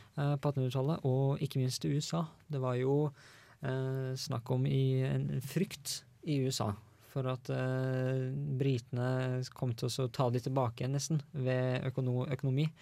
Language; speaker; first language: Norwegian; native; Norwegian